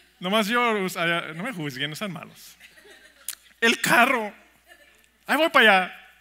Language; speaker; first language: Spanish; early bilingual, heritage; Spanish